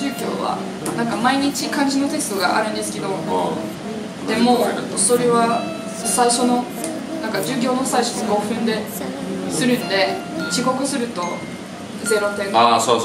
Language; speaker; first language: Japanese; non-native, fluent; English